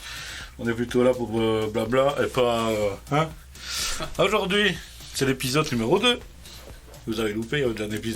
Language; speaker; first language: French; native; French